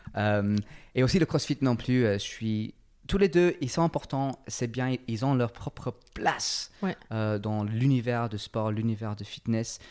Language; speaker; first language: French; non-native, fluent; English